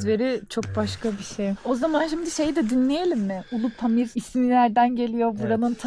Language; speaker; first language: Turkish; native; Turkish